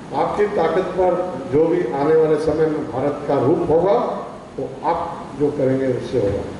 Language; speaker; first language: Hindi; non-native, local second language; Punjabi